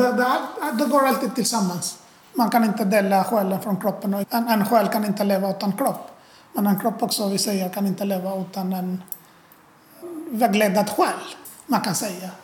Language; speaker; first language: Swedish; non-native, fluent; Arabic